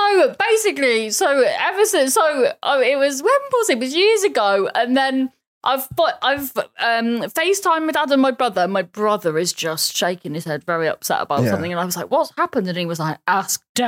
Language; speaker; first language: English; native; English